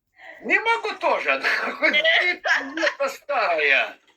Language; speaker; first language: Russian; non-native, learner; Lithuanian